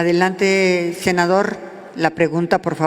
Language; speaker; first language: Spanish; native; Spanish